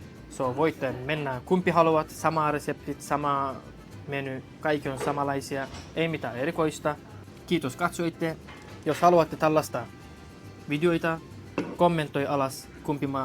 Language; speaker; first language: Finnish; non-native, learner; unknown